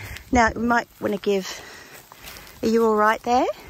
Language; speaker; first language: English; native; English